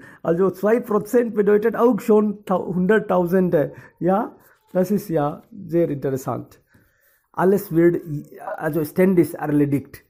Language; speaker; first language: German; non-native, learner; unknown